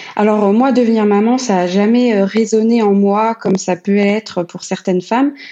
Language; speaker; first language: French; native; French